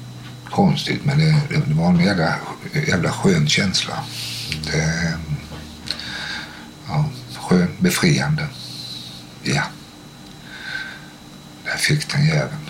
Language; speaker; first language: Swedish; native; Swedish